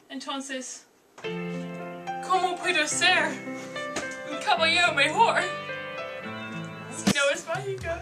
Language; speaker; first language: Spanish; non-native, learner; English